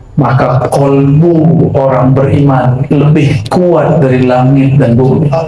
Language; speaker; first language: Malay; non-native, local second language; Minangkabau